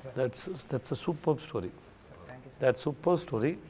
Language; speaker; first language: Telugu; non-native, learner; Tamil